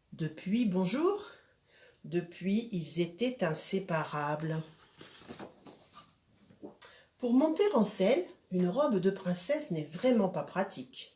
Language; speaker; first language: French; native; French